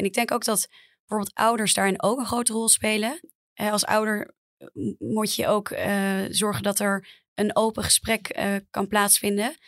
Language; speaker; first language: Dutch; native; Dutch